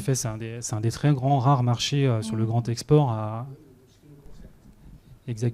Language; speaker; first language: French; native; French